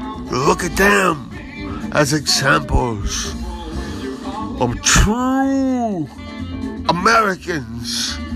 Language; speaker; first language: English; non-native, fluent; Spanish